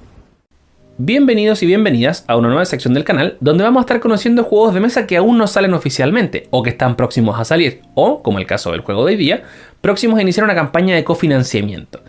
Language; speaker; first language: Spanish; native; Spanish